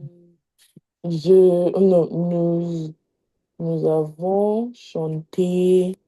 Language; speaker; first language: French; non-native, learner; English